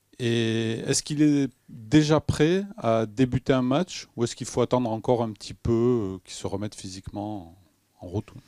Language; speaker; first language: French; native; French